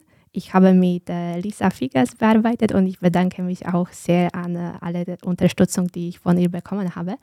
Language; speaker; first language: German; non-native, fluent; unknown